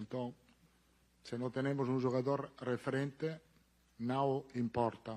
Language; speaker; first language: Spanish; non-native, fluent; Italian